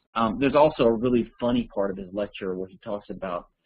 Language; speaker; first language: English; native; English